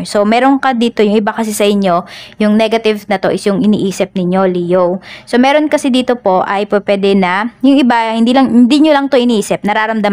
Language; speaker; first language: Filipino; native; Filipino